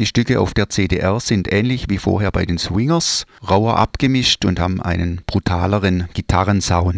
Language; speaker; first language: German; native; German